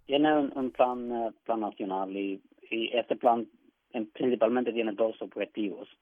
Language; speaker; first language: Spanish; non-native, fluent; Swedish